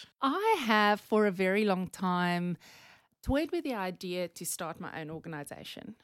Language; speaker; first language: English; non-native, local second language; Afrikaans